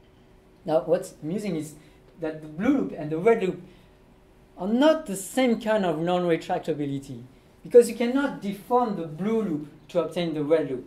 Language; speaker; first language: English; non-native, fluent; French